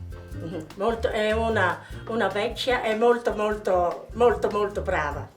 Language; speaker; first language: Italian; non-native, local second language; German